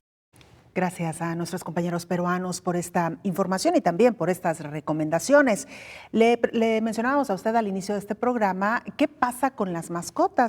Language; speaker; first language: Spanish; native; Spanish